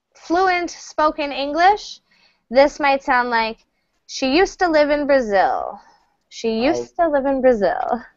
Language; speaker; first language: English; native; English